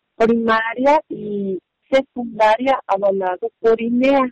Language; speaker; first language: Spanish; non-native, fluent; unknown